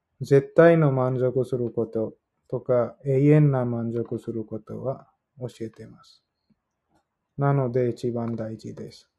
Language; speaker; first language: Japanese; non-native, learner; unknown